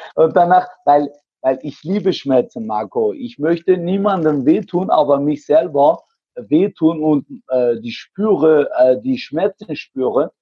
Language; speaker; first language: German; native; German